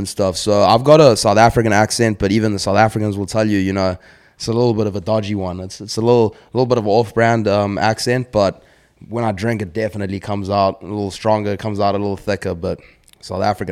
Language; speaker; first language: English; native; English